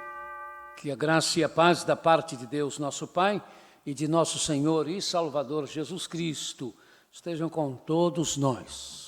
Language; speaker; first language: Portuguese; native; Portuguese